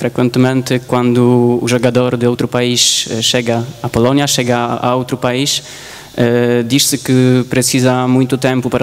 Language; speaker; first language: Portuguese; non-native, learner; Polish